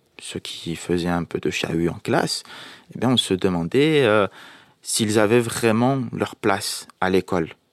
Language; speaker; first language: French; non-native, local second language; Arabic